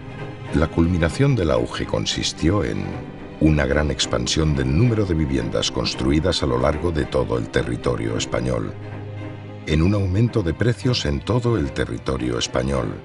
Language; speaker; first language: Spanish; native; Spanish